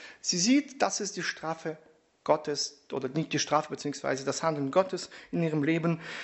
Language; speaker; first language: German; non-native, fluent; Russian